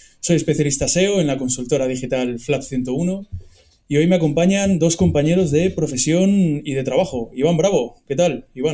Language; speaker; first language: Spanish; native; Spanish